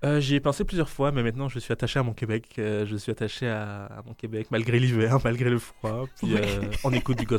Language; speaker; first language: French; native; French